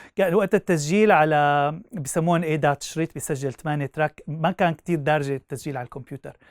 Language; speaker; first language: Arabic; native; Arabic